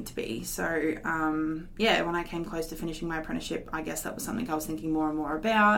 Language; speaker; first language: English; native; English